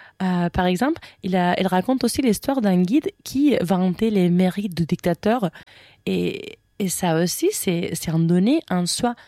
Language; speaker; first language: French; non-native, fluent; Spanish